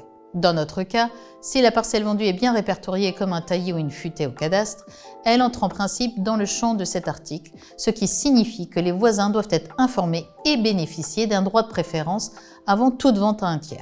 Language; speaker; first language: French; native; French